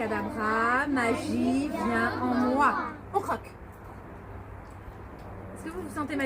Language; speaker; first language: French; native; French